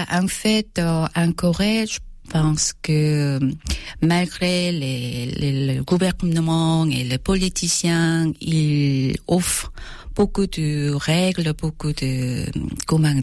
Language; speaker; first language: French; non-native, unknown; Korean